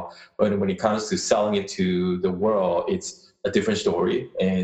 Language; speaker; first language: English; non-native, local second language; Chinese